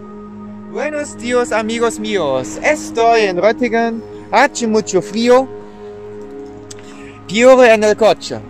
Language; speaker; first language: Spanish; non-native, learner; German